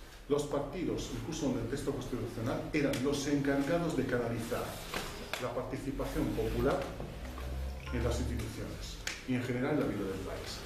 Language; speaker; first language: Spanish; non-native, fluent; Italian